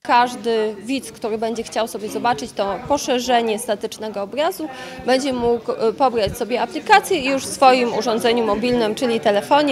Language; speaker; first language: Polish; native; Polish